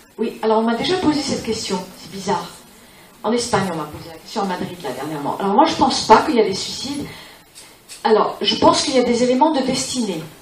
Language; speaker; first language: French; non-native, fluent; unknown